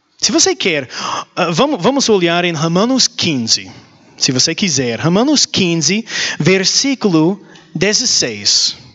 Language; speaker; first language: Portuguese; non-native, learner; English